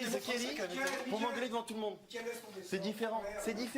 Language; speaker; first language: French; native; French